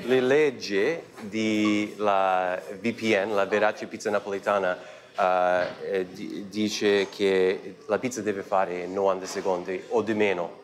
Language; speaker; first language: Italian; early bilingual, heritage; Italian